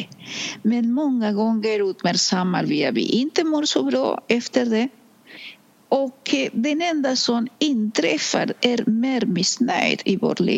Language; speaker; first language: Swedish; non-native, fluent; Spanish